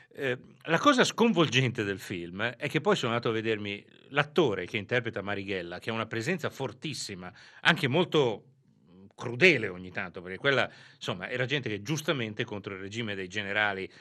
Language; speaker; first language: Italian; native; Italian